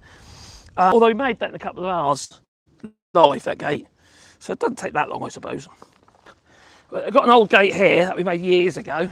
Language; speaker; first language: English; native; English